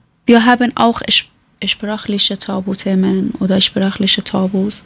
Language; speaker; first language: German; non-native, learner; Persian